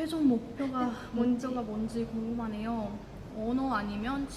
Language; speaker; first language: Korean; non-native, fluent; Ukrainian